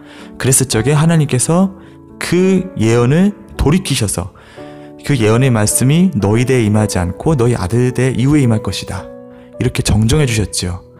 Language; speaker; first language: Korean; native; Korean